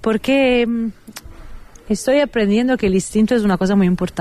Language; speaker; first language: Spanish; non-native, fluent; Italian